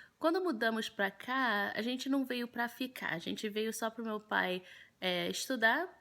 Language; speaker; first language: Portuguese; early bilingual, heritage; Portuguese